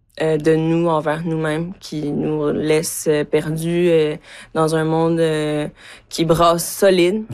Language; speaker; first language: French; early bilingual, other home language; Spanish